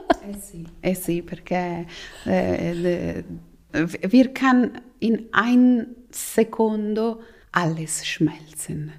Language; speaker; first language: German; non-native, local second language; Italian